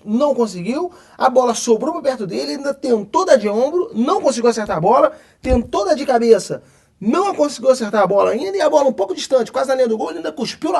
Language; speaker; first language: Portuguese; native; Portuguese